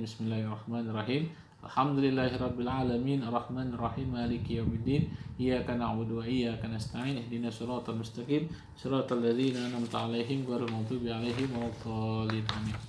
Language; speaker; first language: Arabic; non-native, fluent; Indonesian